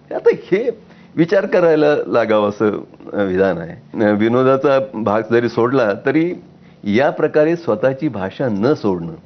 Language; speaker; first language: Marathi; native; Marathi